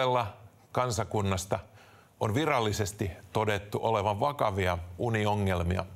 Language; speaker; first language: Finnish; native; Finnish